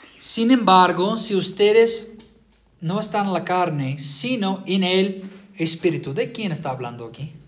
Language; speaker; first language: Spanish; non-native, fluent; English